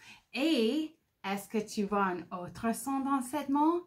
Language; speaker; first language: French; non-native, fluent; English